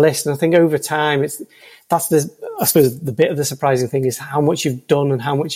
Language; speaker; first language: English; native; English